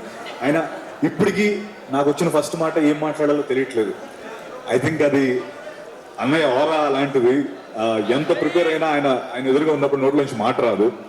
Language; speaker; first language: Telugu; native; Telugu